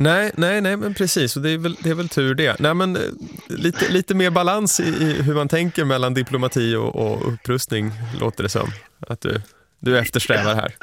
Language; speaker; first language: Swedish; native; Swedish